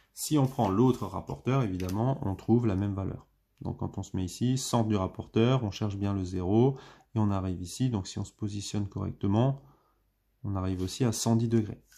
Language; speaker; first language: French; native; French